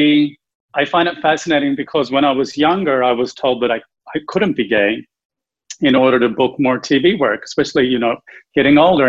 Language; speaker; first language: English; native; English